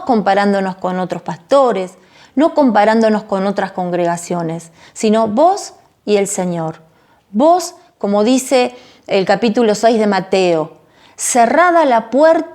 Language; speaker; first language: Spanish; native; Spanish